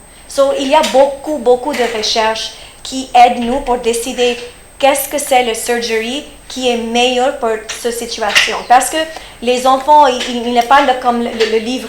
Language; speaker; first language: French; early bilingual, heritage; French